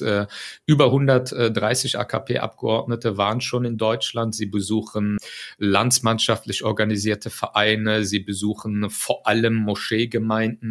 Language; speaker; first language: German; early bilingual, other home language; Turkish